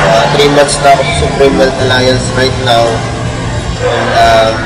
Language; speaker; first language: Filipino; native; Filipino